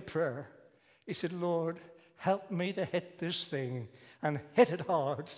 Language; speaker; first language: English; native; English